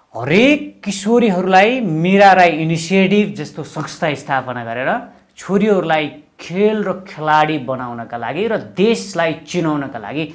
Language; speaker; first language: Nepali; native; Nepali